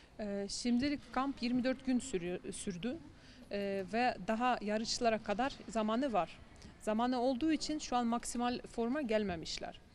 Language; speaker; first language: Turkish; non-native, fluent; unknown